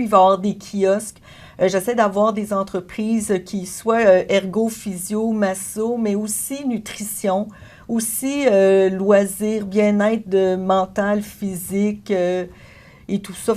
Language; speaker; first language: French; native; French